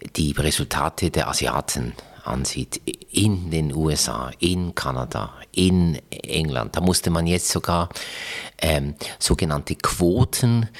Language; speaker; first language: German; native; German